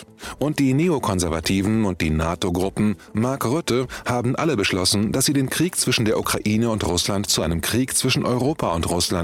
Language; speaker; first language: German; native; German